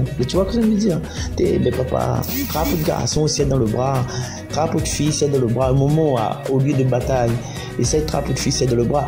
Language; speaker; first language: French; non-native, learner; Réunion Creole French